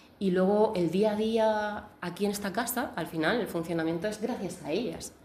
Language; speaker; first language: Spanish; native; Spanish